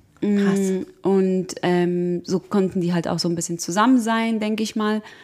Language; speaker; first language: German; early bilingual, other home language; Croatian